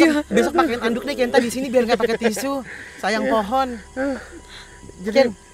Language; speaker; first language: Indonesian; native; Indonesian